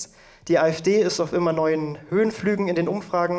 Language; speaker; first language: German; native; German